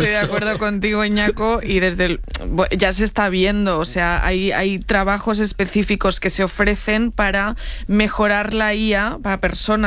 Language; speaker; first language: Spanish; native; Spanish